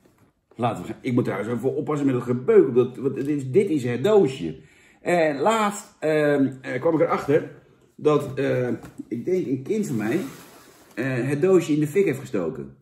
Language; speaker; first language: Dutch; native; Dutch